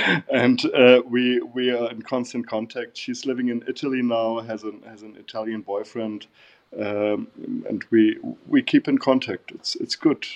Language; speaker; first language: English; non-native, fluent; German